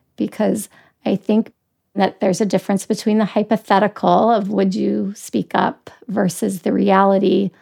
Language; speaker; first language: English; native; English